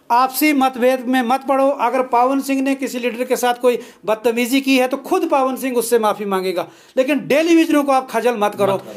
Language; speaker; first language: Hindi; non-native, local second language; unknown